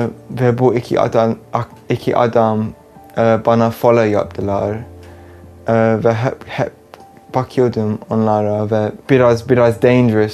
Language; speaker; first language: Turkish; early bilingual, heritage; English